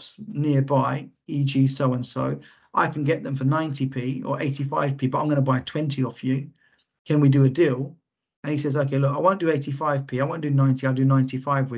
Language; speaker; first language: English; native; English